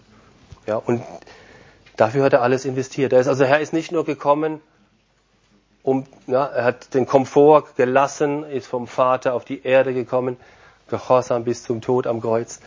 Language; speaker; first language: German; non-native, fluent; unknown